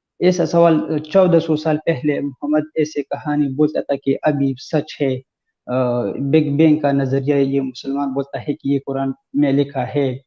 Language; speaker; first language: Hindi; non-native, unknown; Pashto